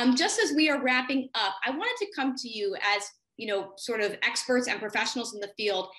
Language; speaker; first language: English; native; English